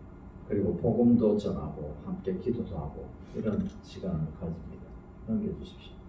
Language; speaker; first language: Korean; native; Korean